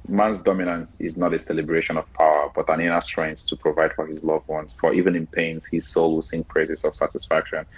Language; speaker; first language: English; non-native, local second language; Igbo